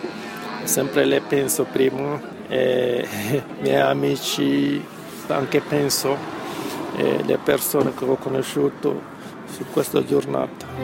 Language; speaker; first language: Italian; non-native, fluent; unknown